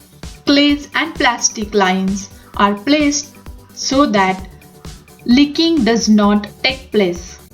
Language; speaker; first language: English; non-native, local second language; Marathi